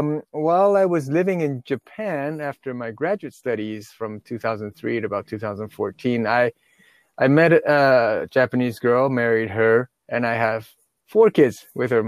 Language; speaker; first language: English; non-native, fluent; Chinese